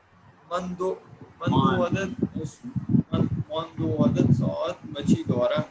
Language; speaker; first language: Persian; non-native, learner; Urdu